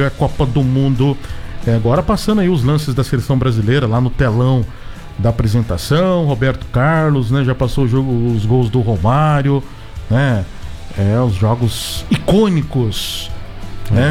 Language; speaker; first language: Portuguese; native; Portuguese